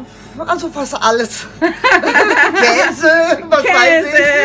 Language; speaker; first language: German; non-native, learner; Greek